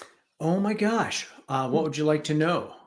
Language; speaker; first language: English; native; English